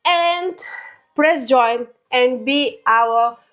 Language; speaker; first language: English; non-native, learner; Lithuanian